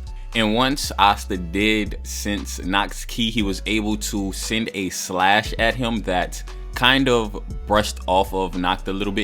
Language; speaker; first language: English; native; English